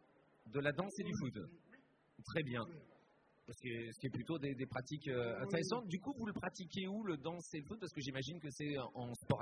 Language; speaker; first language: French; native; French